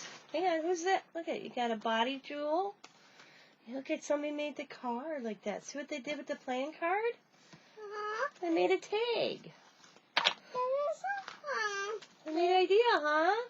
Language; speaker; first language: English; native; English